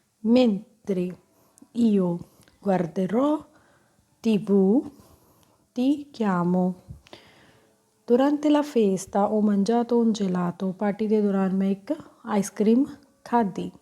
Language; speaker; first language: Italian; non-native, learner; Punjabi